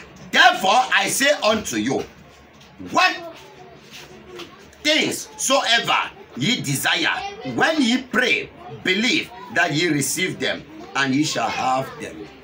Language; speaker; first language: English; native; English